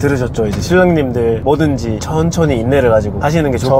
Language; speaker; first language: Korean; native; Korean